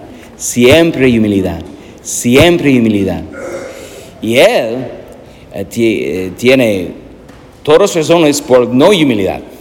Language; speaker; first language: Spanish; non-native, learner; English